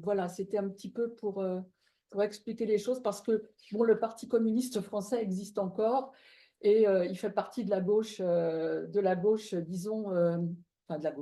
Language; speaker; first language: French; native; French